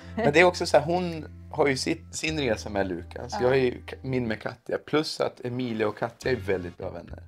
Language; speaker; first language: Swedish; native; Swedish